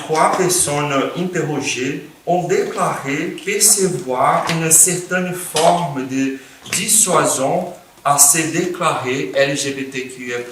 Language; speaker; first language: French; non-native, fluent; Portuguese